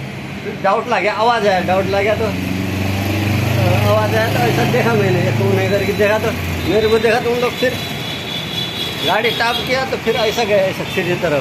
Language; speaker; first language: Hindi; non-native, local second language; Gujarati